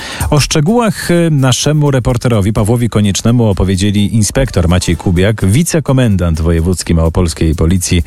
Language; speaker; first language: Polish; native; Polish